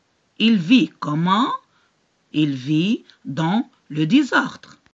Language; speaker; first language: French; non-native, local second language; Arabic